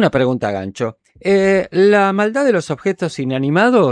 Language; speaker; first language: Spanish; native; Spanish